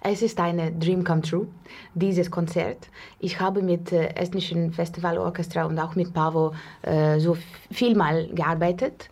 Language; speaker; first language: German; non-native, learner; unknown